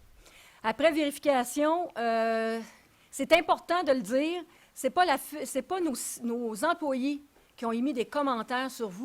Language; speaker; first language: French; native; French